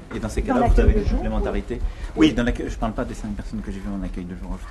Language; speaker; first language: French; native; French